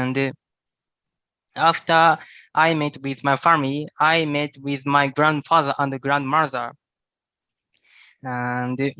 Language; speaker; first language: English; non-native, learner; Japanese